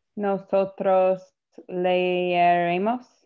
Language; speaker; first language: Spanish; non-native, learner; English